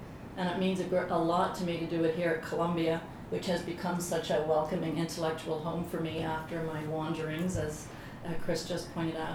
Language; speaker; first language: English; native; English